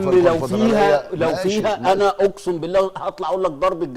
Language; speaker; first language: Arabic; native; Arabic